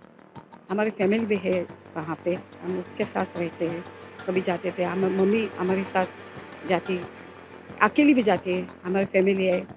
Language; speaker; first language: Hindi; early bilingual, heritage; Hindi